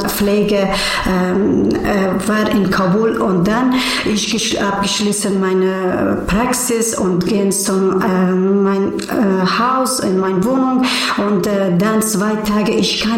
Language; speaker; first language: German; non-native, learner; Persian